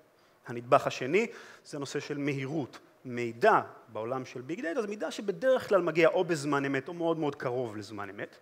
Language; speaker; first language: Hebrew; native; Hebrew